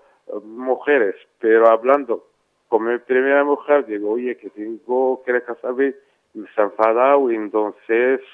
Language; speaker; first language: Spanish; non-native, fluent; Arabic